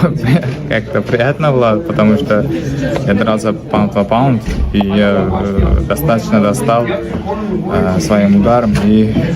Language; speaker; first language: Russian; non-native, fluent; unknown